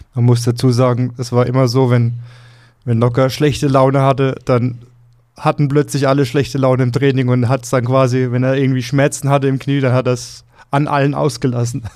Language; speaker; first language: German; native; German